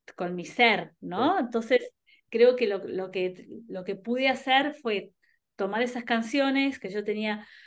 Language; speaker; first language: Spanish; native; Spanish